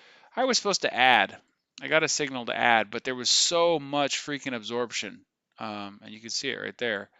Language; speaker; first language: English; native; English